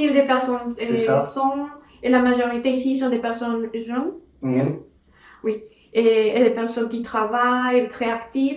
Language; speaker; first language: French; non-native, learner; Spanish